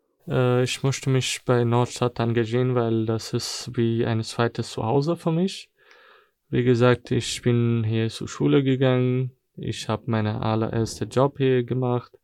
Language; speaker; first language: German; non-native, fluent; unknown